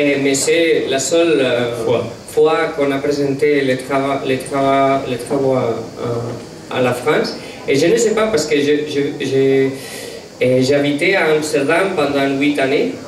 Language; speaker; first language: French; non-native, learner; Catalan